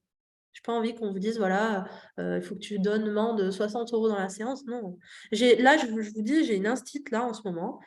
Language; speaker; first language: French; native; French